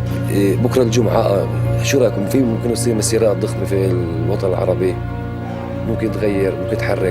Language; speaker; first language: Arabic; native; Arabic